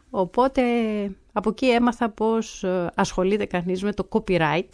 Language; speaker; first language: Greek; native; Greek